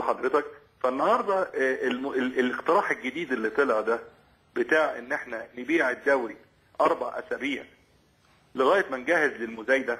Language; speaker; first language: Arabic; native; Arabic